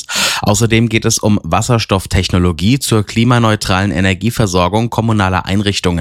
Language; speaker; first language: German; native; German